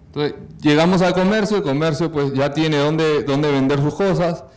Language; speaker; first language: Spanish; native; Spanish